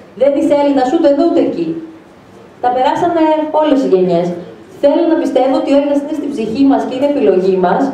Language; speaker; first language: Greek; native; Greek